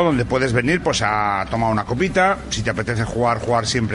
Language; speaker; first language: Spanish; native; Spanish